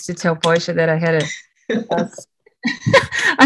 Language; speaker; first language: English; non-native, fluent; Portuguese